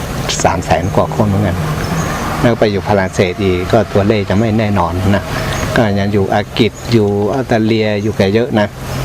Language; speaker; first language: Thai; non-native, local second language; Hmong